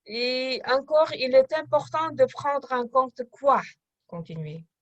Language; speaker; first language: French; non-native, fluent; Kazakh